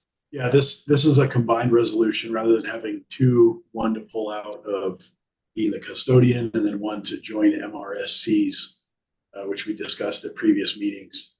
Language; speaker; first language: English; native; English